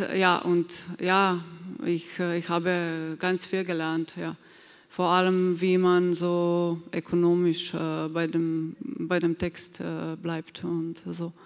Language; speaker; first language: German; non-native, fluent; Slovenian